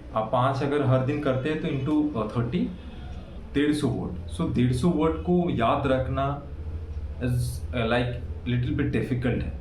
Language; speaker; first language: Hindi; non-native, local second language; Santali